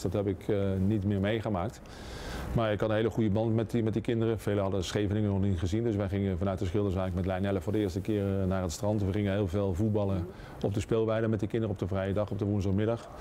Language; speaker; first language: Dutch; native; Dutch